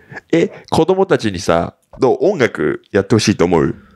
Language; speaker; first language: Japanese; native; Japanese